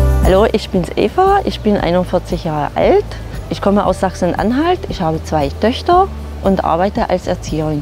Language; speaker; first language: German; non-native, fluent; Hungarian